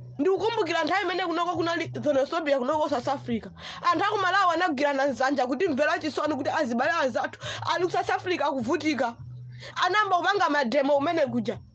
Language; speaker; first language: Nyanja; non-native, local second language; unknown